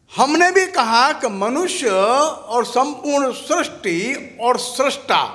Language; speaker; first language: Hindi; native; Hindi